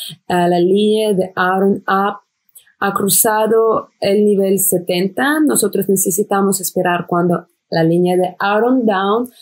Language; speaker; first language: Spanish; non-native, fluent; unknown